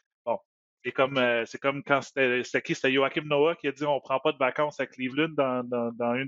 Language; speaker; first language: French; native; French